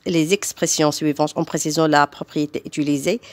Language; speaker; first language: French; non-native, local second language; Arabic